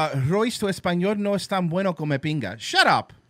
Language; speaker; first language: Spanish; non-native, learner; English